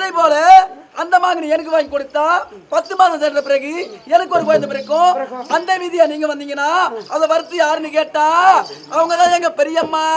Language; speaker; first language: Tamil; native; Tamil